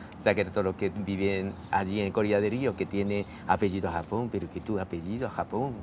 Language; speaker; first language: Spanish; non-native, fluent; Japanese